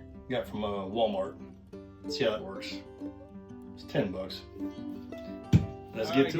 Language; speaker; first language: English; native; English